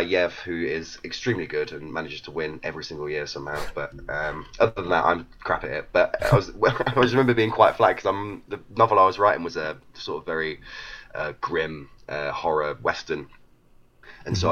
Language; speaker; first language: English; native; English